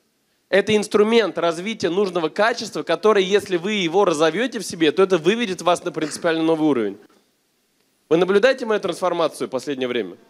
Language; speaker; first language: Russian; native; Russian